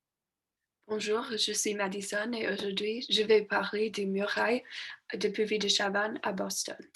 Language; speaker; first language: French; non-native, learner; English